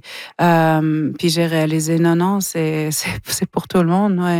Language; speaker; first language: French; non-native, local second language; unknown